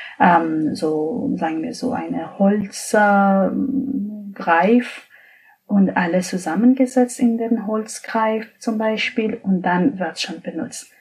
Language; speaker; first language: German; non-native, fluent; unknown